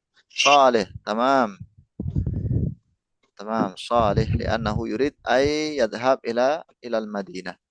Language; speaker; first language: Arabic; non-native, fluent; Indonesian